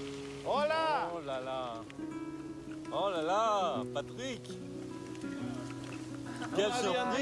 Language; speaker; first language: French; native; French